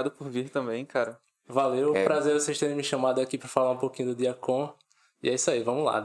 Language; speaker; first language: Portuguese; native; Portuguese